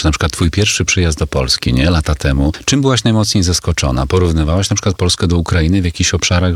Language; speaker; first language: Polish; native; Polish